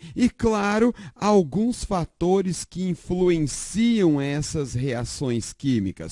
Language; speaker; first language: Portuguese; native; Portuguese